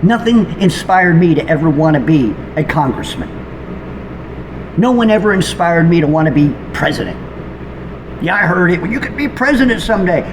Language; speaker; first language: English; native; English